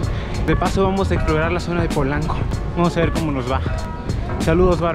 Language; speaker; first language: Spanish; native; Spanish